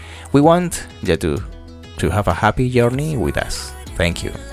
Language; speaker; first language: English; non-native, learner; Spanish